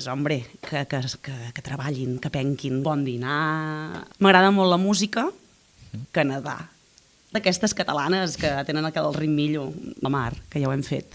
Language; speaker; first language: Catalan; native; Catalan